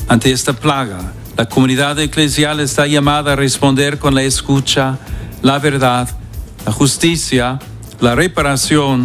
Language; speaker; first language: Spanish; non-native, fluent; English